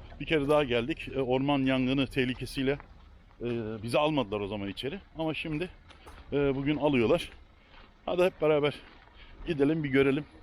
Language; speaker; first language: Turkish; early bilingual, heritage; Turkish